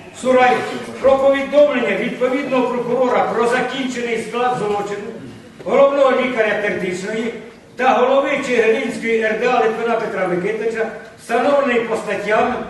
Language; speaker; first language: Ukrainian; native; Ukrainian